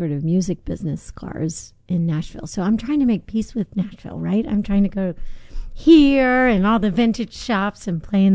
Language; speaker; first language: English; native; English